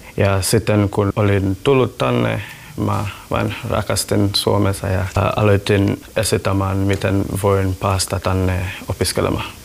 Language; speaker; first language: Finnish; non-native, learner; Swahili